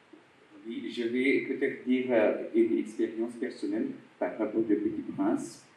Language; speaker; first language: French; non-native, fluent; Bangla